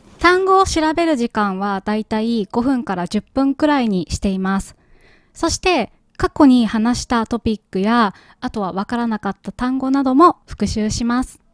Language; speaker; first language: Japanese; native; Japanese